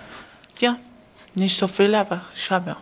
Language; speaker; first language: German; non-native, learner; Spanish